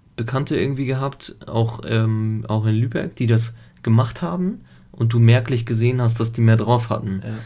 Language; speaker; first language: German; early bilingual, other home language; Italian